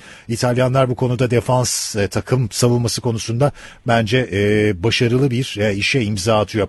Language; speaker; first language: Turkish; native; Turkish